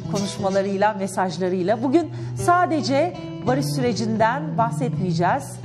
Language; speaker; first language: Turkish; native; Turkish